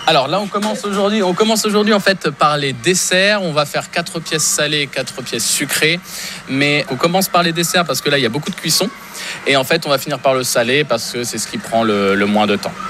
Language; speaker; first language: French; native; French